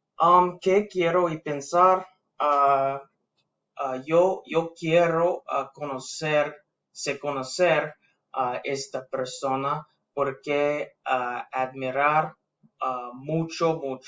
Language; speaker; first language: Spanish; non-native, learner; English